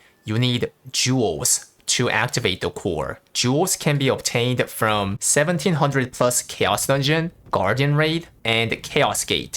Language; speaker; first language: English; non-native, fluent; Korean